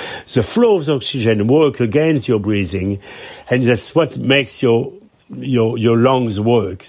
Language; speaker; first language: English; non-native, fluent; French